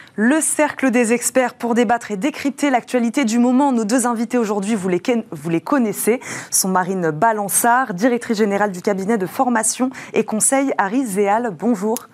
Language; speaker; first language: French; native; French